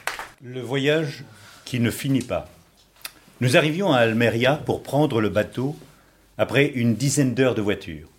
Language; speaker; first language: French; early bilingual, other home language; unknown